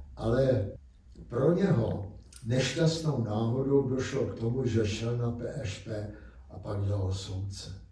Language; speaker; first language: Czech; native; Czech